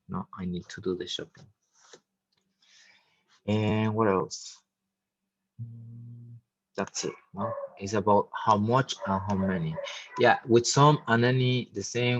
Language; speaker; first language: English; non-native, fluent; Spanish